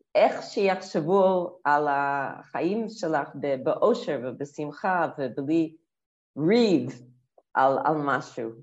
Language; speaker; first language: Hebrew; non-native, fluent; English